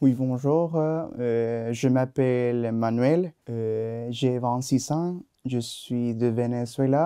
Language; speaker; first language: French; non-native, learner; Spanish